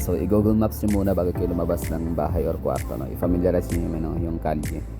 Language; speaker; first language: Filipino; non-native, local second language; Cebuano